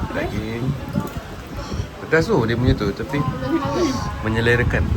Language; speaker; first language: Malay; native; Malay